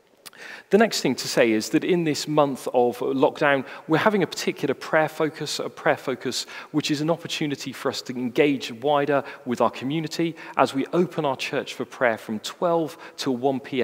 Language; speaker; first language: English; native; English